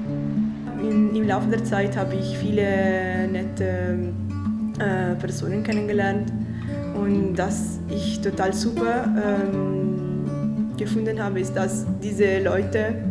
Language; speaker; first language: German; non-native, fluent; Italian